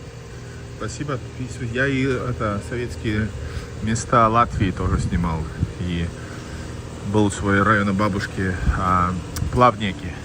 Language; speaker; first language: Russian; early bilingual, heritage; Russian